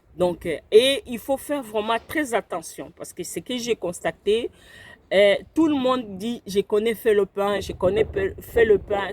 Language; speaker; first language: French; non-native, local second language; Lingala